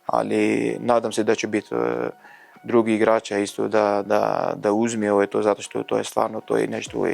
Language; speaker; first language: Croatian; non-native, learner; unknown